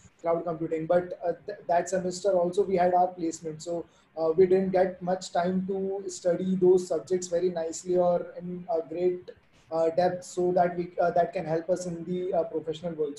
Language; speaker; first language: English; non-native, local second language; Hindi